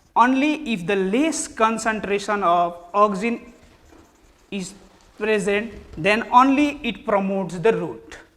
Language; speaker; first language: English; non-native, local second language; Nepali